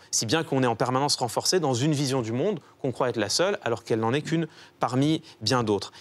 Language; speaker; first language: French; native; French